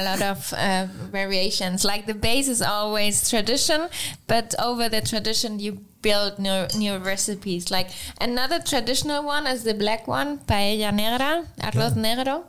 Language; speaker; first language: English; non-native, fluent; Spanish